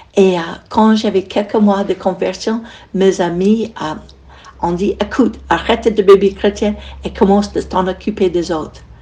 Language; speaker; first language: French; non-native, fluent; English